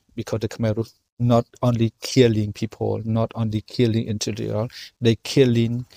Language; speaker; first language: English; non-native, learner; Khmer